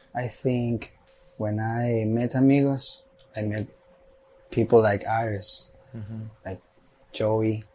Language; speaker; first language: English; non-native, learner; Spanish